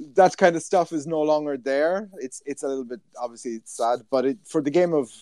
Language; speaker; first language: English; native; English